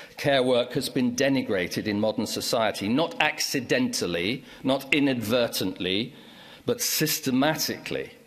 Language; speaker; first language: English; native; English